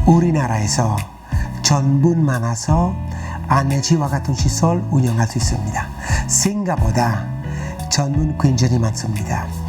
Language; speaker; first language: Korean; non-native, fluent; Italian